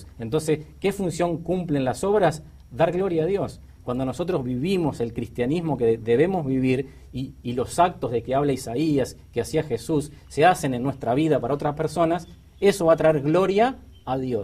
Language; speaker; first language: Spanish; native; Spanish